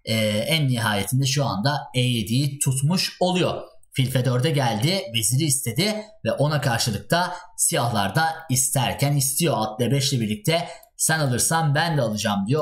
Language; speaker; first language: Turkish; native; Turkish